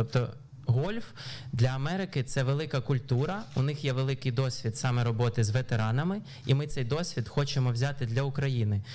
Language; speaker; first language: Ukrainian; native; Ukrainian